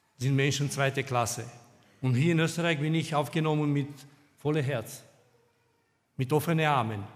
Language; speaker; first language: German; non-native, fluent; Romanian